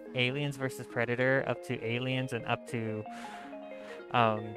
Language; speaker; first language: English; native; English